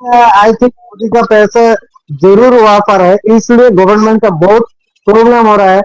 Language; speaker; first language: Hindi; non-native, fluent; Bangla